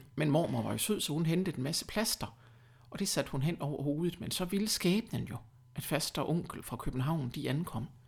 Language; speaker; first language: Danish; early bilingual, other home language; German